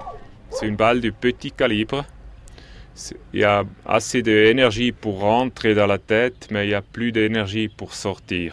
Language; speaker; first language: French; non-native, local second language; German